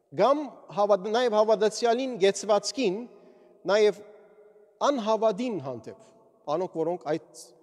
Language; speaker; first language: Armenian; early bilingual, heritage; Armenian